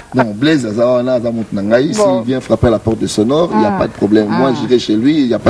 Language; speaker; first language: French; non-native, local second language; Lingala